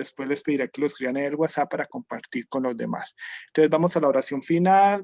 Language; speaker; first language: Spanish; native; Spanish